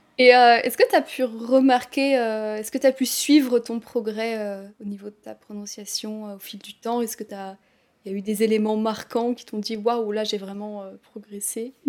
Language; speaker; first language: French; native; French